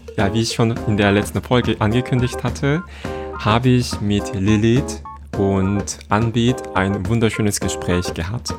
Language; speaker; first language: German; non-native, fluent; Korean